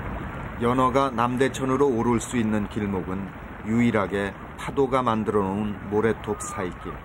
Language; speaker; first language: Korean; native; Korean